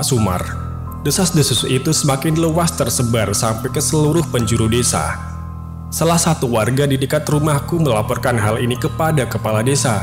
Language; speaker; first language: Indonesian; native; Indonesian